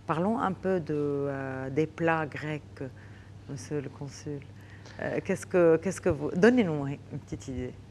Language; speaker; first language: French; non-native, local second language; Arabic